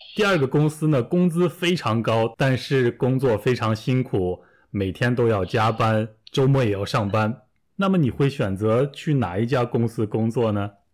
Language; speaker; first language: Chinese; native; Chinese